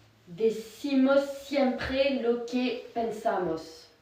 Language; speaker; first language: Spanish; non-native, learner; French